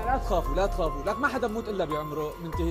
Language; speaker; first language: Arabic; native; Arabic